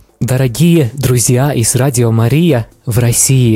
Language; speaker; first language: Russian; non-native, local second language; Latvian